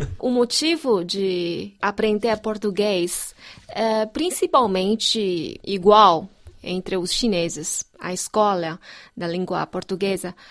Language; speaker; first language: Portuguese; non-native, fluent; Chinese